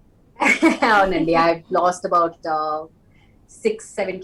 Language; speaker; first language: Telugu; non-native, local second language; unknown